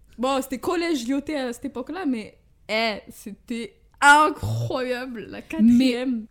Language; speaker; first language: French; early bilingual, other home language; Arabic